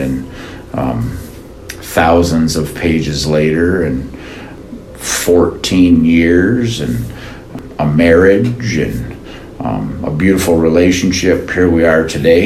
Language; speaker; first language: English; native; English